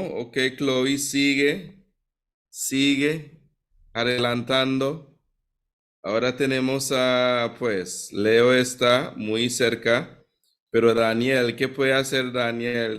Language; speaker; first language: Spanish; non-native, fluent; English